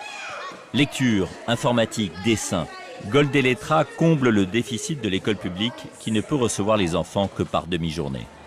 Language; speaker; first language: French; native; French